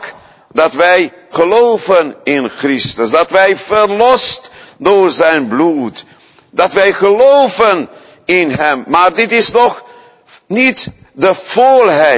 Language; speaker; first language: Dutch; non-native, fluent; Hungarian